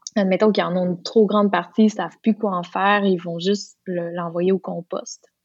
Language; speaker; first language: French; native; French